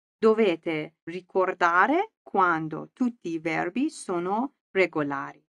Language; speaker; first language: Italian; non-native, fluent; Persian